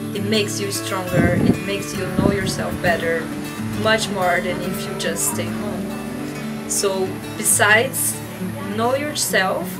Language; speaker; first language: English; non-native, fluent; Portuguese